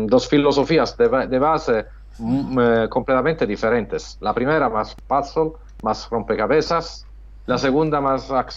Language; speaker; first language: Spanish; non-native, fluent; Italian